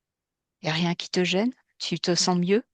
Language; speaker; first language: French; native; French